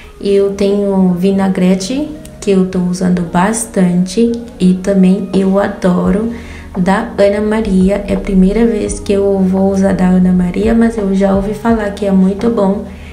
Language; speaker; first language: Portuguese; non-native, fluent; Haitian Creole